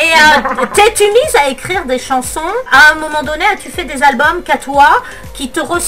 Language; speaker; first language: French; native; French